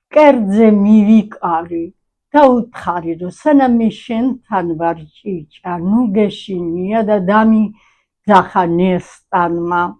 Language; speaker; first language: Georgian; non-native, local second language; Mingrelian